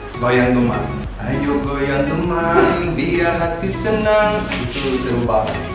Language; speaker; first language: Indonesian; non-native, fluent; Portuguese